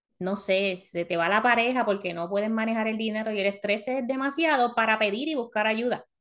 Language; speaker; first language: Spanish; early bilingual, heritage; Spanish